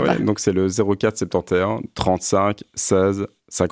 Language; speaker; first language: French; native; French